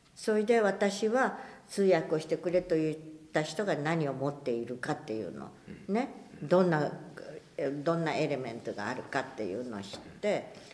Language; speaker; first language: Japanese; native; Japanese